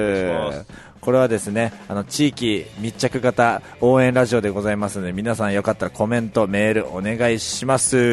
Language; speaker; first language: Japanese; native; Japanese